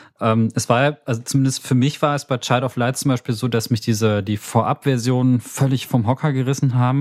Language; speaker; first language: German; native; German